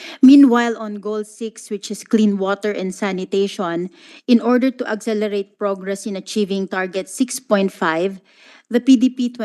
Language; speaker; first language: English; non-native, local second language; Filipino